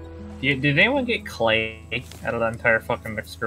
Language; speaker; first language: English; native; English